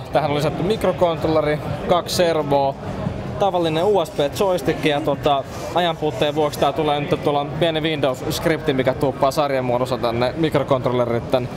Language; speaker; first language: Finnish; native; Finnish